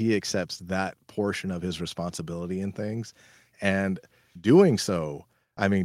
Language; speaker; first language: English; native; English